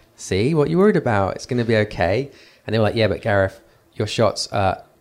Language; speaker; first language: English; native; English